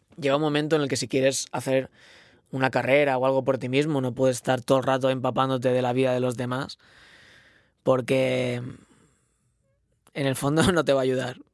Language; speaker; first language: Spanish; non-native, local second language; Catalan